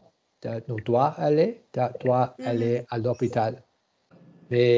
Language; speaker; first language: French; non-native, learner; English